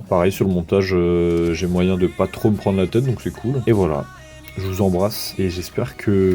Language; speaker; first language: French; native; French